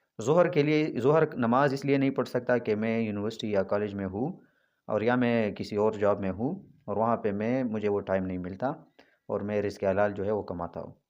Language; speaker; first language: Urdu; non-native, local second language; Pashto